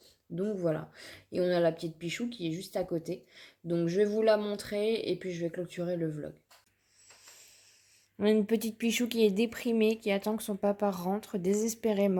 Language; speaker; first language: French; native; French